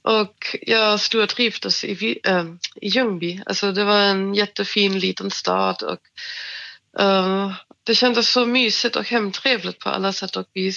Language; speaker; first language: Swedish; non-native, fluent; German